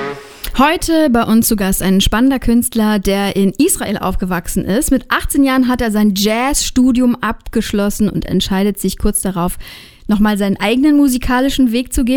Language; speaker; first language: German; native; German